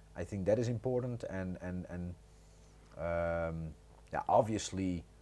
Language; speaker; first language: English; non-native, fluent; Croatian